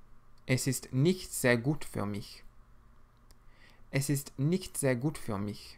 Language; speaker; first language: German; non-native, fluent; English